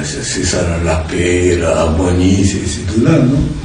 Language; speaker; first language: French; non-native, learner; Japanese